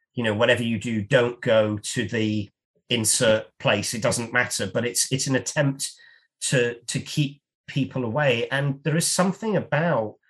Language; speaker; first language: English; native; English